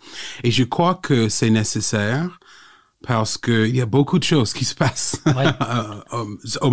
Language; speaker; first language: French; non-native, fluent; English